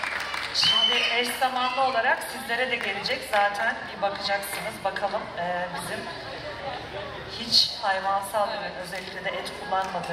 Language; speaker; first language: Turkish; native; Turkish